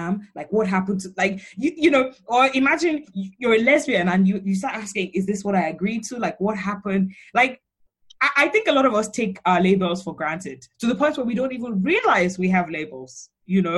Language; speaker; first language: English; non-native, local second language; Yoruba